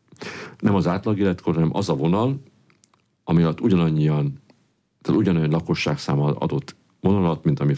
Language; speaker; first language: Hungarian; native; Hungarian